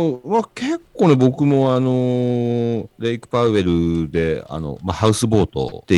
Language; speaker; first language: Japanese; native; Japanese